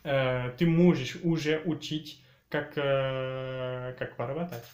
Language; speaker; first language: Russian; early bilingual, heritage; French